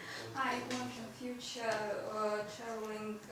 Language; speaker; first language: English; non-native, learner; Russian